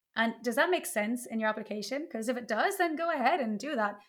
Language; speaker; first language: English; native; English